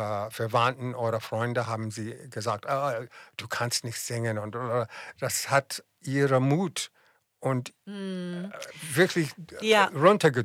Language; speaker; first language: German; non-native, fluent; English